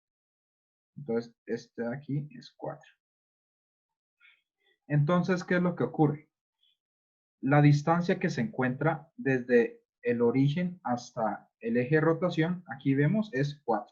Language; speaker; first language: Spanish; native; Spanish